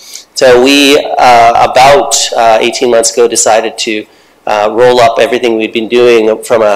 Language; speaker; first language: English; native; English